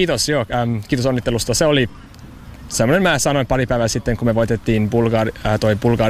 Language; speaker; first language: Finnish; non-native, learner; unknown